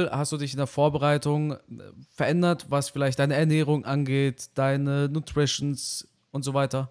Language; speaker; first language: German; native; German